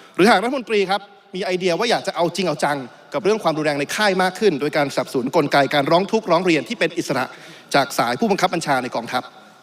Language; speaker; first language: Thai; native; Thai